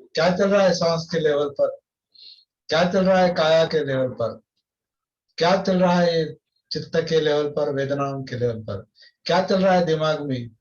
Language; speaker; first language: Hindi; non-native, local second language; Marathi